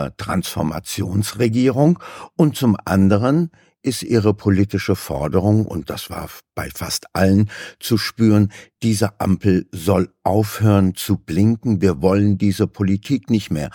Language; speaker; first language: German; native; German